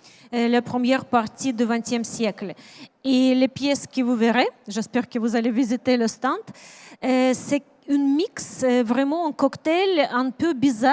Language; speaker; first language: French; non-native, learner; Ukrainian